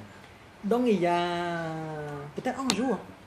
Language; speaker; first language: French; non-native, fluent; Khmer